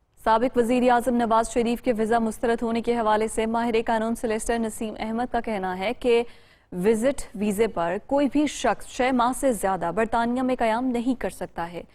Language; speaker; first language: Urdu; native; Urdu